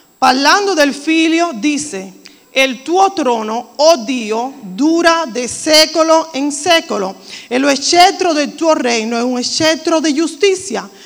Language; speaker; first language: Italian; non-native, fluent; Spanish